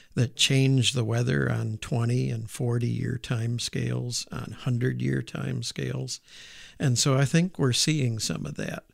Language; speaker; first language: English; native; English